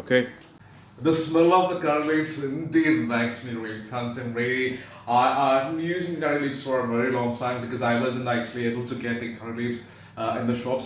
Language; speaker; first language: English; non-native, local second language; Malayalam